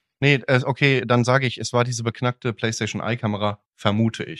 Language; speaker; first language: German; native; German